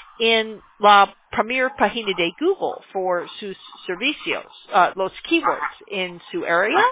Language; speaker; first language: Spanish; non-native, learner; English